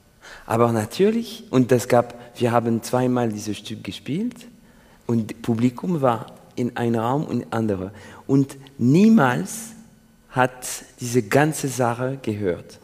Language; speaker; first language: German; non-native, learner; French